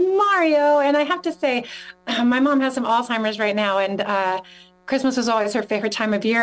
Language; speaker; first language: English; native; English